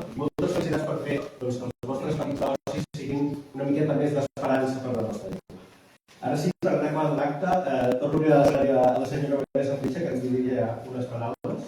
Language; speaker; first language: Catalan; native; Catalan